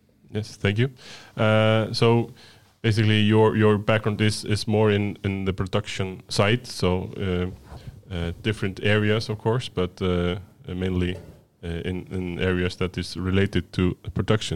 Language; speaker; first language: English; non-native, fluent; Icelandic